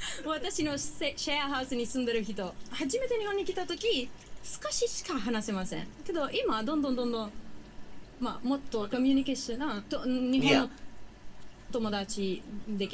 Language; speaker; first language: Japanese; non-native, learner; Arabic